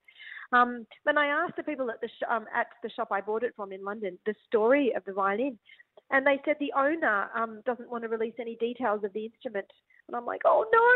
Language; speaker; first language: English; native; English